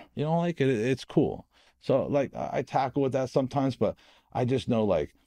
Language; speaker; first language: English; native; English